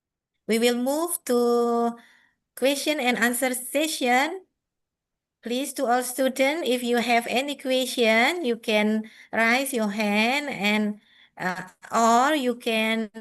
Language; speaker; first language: English; non-native, fluent; Indonesian